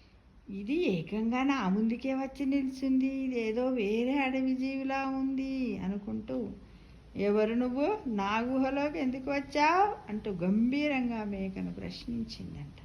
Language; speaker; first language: Telugu; native; Telugu